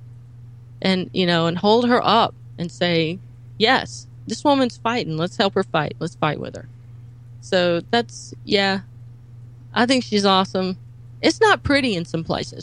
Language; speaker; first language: English; native; English